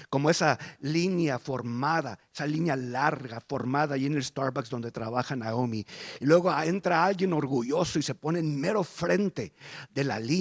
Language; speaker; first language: Spanish; early bilingual, heritage; Spanish